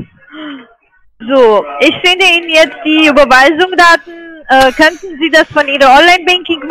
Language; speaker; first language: German; non-native, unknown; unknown